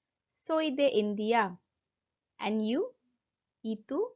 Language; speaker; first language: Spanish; non-native, fluent; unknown